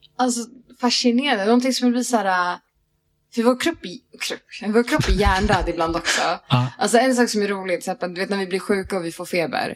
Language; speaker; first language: Swedish; native; Swedish